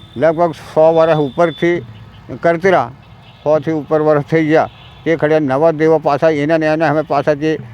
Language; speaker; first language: Gujarati; non-native, local second language; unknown